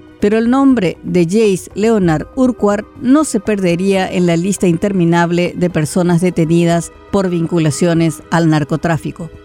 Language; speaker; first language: Spanish; native; Spanish